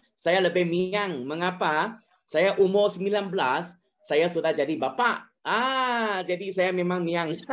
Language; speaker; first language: Malay; non-native, local second language; Chinese